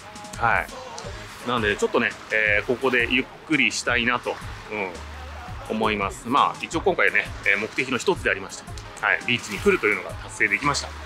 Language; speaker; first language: Japanese; native; Japanese